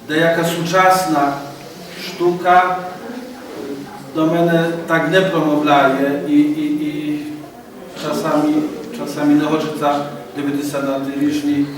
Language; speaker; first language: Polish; non-native, learner; Ukrainian